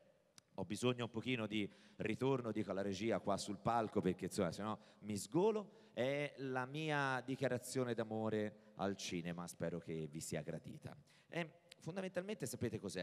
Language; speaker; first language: Italian; native; Italian